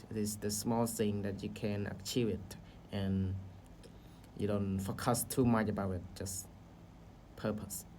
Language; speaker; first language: English; non-native, learner; Khmer